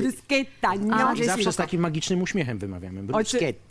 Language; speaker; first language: Polish; native; Polish